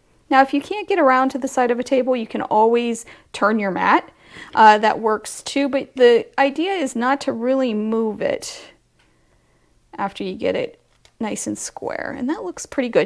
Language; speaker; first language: English; native; English